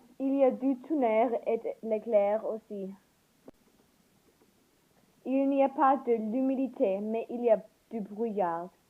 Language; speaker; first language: French; non-native, learner; English